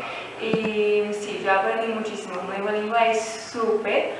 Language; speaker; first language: Spanish; non-native, learner; English